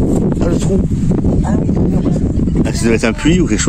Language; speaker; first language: French; native; French